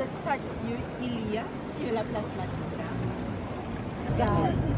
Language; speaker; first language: French; non-native, learner; English